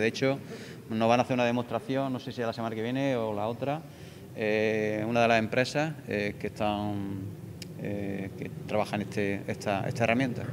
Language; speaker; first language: Spanish; native; Spanish